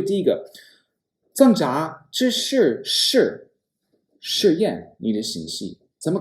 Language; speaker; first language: Chinese; non-native, fluent; English